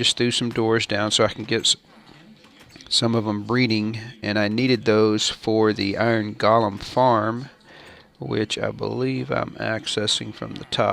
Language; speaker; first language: English; native; English